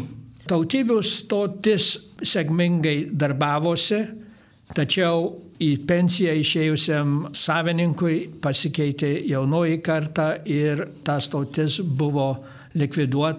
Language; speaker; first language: Lithuanian; early bilingual, heritage; Lithuanian